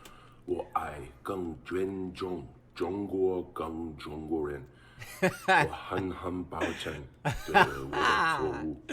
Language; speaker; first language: Chinese; non-native, learner; English